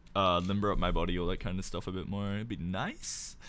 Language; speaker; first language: English; native; English